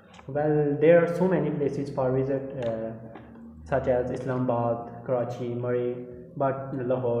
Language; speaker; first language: English; non-native, learner; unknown